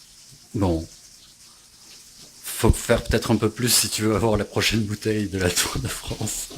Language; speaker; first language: French; native; French